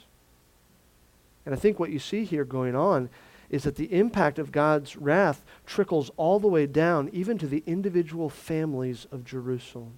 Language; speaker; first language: English; native; English